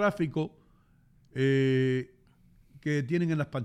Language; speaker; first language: Spanish; native; Spanish